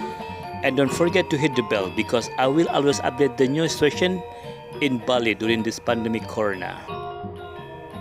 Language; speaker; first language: English; non-native, learner; Indonesian